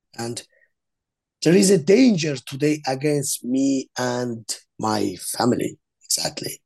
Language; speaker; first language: English; non-native, learner; Azerbaijani